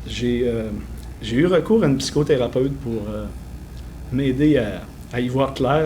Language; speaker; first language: French; native; French